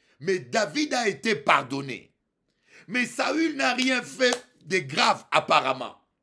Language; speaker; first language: French; non-native, local second language; Lingala